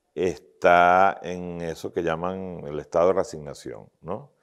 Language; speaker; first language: Spanish; native; Spanish